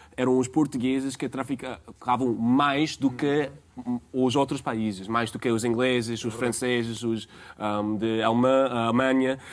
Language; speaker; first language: Portuguese; non-native, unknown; English